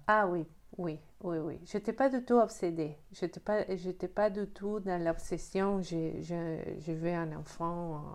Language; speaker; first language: French; non-native, fluent; Spanish